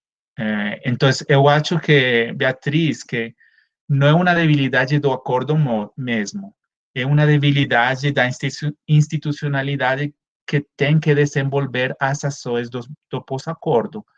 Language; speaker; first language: Portuguese; non-native, fluent; Spanish